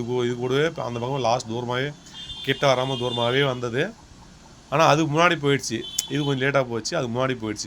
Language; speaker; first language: Tamil; native; Tamil